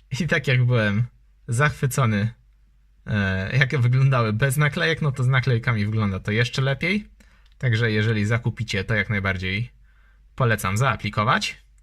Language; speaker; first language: Polish; native; Polish